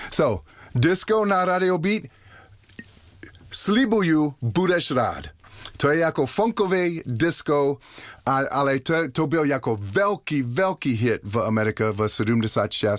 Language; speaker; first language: Czech; non-native, learner; English